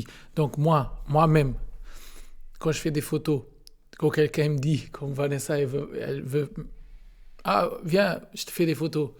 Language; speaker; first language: French; non-native, learner; Portuguese